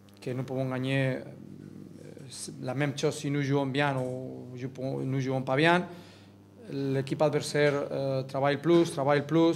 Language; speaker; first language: French; non-native, learner; Catalan